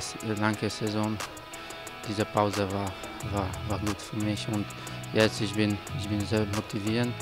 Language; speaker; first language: German; non-native, learner; Polish